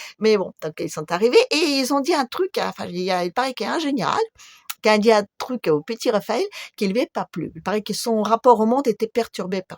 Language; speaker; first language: French; non-native, fluent; Russian